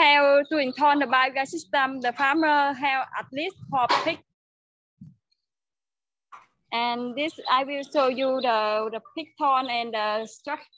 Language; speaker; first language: English; non-native, learner; Vietnamese